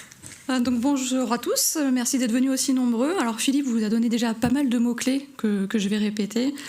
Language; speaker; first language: French; native; French